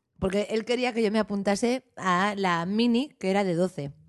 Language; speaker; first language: Spanish; native; Spanish